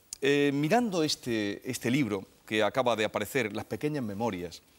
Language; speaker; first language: Spanish; native; Spanish